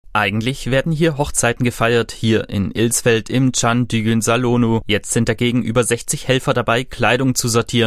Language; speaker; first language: German; native; German